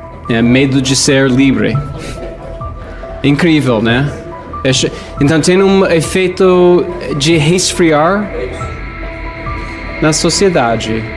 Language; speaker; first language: Portuguese; non-native, fluent; English